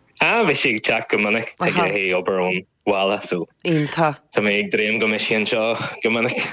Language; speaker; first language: Irish; non-native, local second language; English